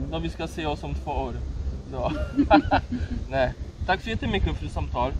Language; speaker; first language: Swedish; non-native, fluent; Polish